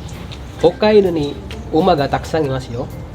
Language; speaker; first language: Japanese; non-native, fluent; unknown